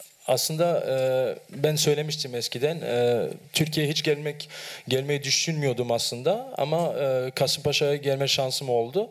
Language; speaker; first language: Turkish; early bilingual, heritage; Turkish